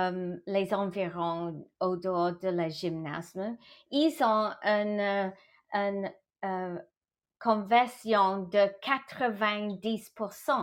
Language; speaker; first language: French; non-native, fluent; English